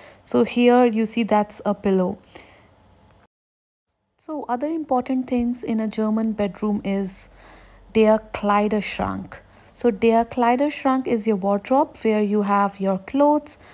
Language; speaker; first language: English; non-native, local second language; Hindi